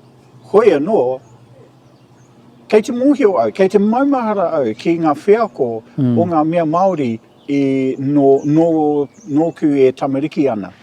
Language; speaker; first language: Māori; non-native, local second language; English